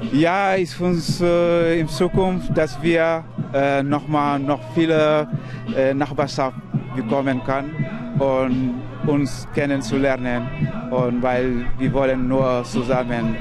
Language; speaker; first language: German; non-native, learner; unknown